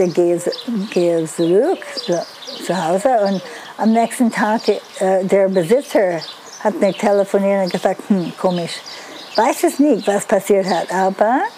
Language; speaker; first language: German; non-native, learner; English